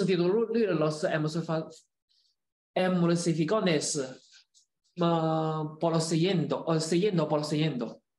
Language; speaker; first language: Spanish; non-native, learner; Chinese